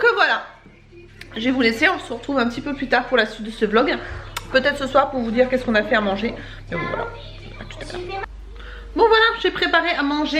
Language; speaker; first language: French; native; French